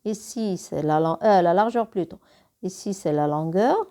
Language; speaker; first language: French; non-native, local second language; Arabic